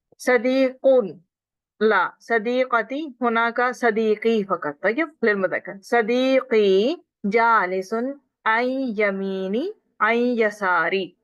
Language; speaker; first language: Arabic; non-native, fluent; Urdu